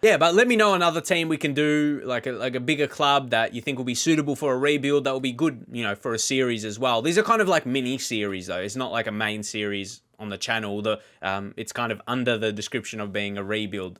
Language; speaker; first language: English; native; English